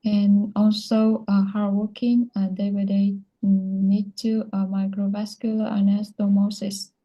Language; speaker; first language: English; non-native, learner; Vietnamese